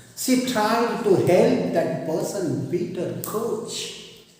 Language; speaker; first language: English; non-native, local second language; Marathi